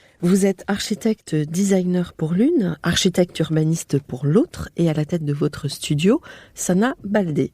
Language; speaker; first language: French; native; French